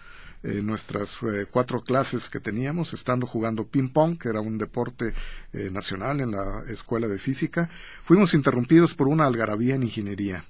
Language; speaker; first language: Spanish; native; Spanish